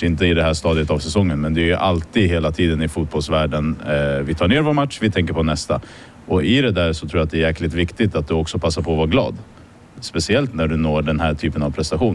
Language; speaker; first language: Swedish; native; Swedish